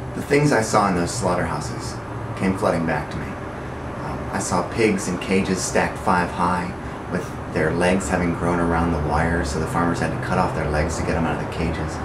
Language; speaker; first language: English; native; English